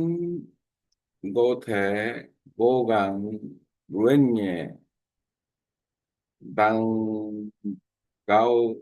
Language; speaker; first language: Vietnamese; non-native, learner; Korean